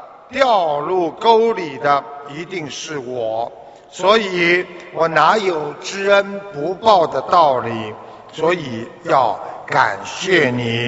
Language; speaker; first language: Chinese; native; Chinese